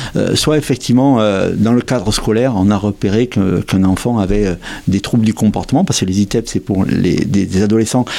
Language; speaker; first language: French; native; French